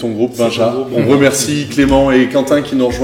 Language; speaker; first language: French; native; French